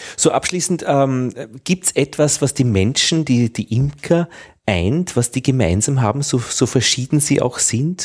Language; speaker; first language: German; native; German